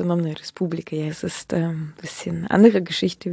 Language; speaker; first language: German; early bilingual, other home language; Russian